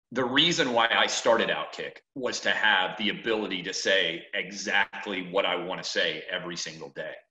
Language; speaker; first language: English; native; English